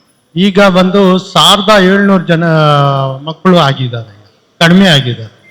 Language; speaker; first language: Kannada; non-native, local second language; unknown